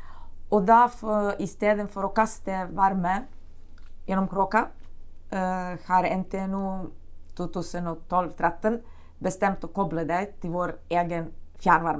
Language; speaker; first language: Norwegian; non-native, fluent; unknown